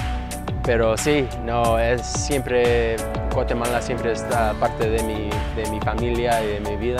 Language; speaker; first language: Spanish; early bilingual, heritage; English